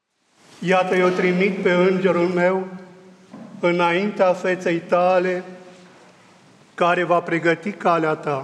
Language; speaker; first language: Romanian; native; Romanian